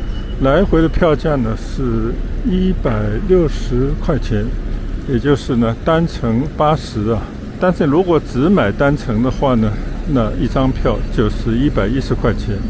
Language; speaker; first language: Chinese; native; Chinese